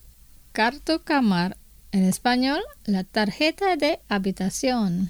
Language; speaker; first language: Spanish; non-native, fluent; Indonesian